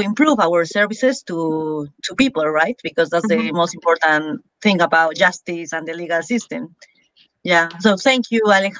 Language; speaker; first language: English; non-native, fluent; Spanish